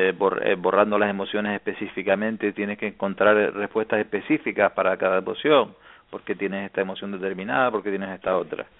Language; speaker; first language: Spanish; native; Spanish